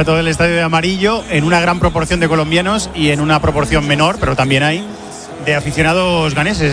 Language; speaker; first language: Spanish; native; Spanish